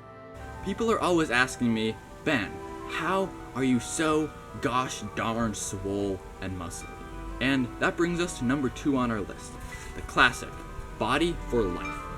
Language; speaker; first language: English; native; English